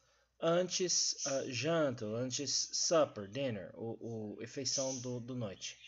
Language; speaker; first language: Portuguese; non-native, learner; English